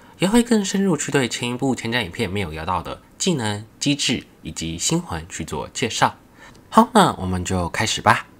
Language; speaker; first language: Chinese; native; Chinese